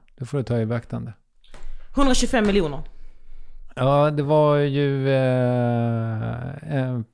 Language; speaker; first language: Swedish; native; Swedish